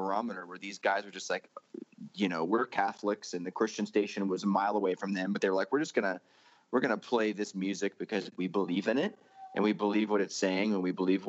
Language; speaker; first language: English; native; English